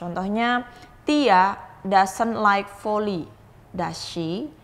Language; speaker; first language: English; non-native, fluent; Indonesian